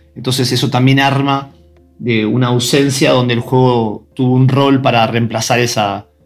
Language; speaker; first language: Spanish; native; Spanish